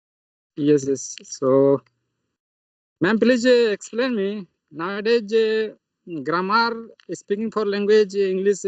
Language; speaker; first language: English; non-native, learner; Santali